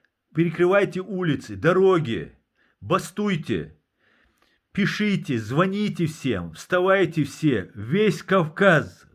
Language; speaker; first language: Russian; non-native, local second language; Chechen